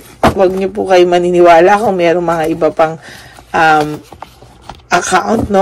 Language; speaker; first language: Filipino; native; Filipino